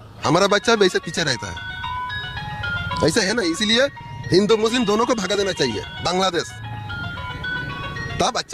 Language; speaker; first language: Hindi; non-native, local second language; Bangla